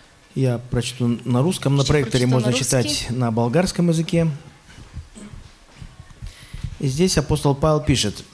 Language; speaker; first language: Russian; native; Russian